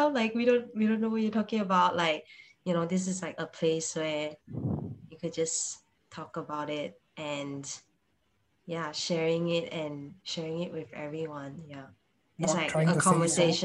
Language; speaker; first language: English; non-native, local second language; Chinese